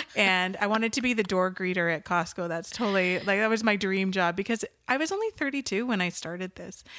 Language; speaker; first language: English; native; English